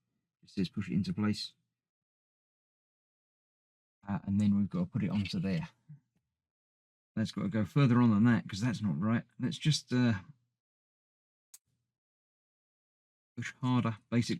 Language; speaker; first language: English; native; English